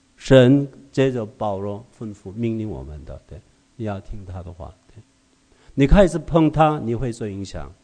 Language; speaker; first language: Chinese; non-native, fluent; Korean